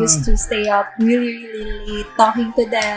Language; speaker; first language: English; non-native, local second language; Filipino